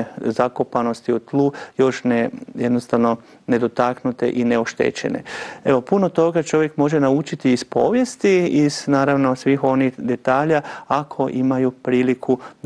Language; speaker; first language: Croatian; native; Croatian